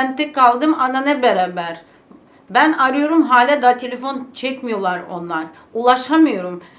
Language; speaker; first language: Turkish; non-native, learner; Ukrainian